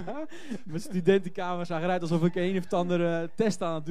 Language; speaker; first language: Dutch; native; Dutch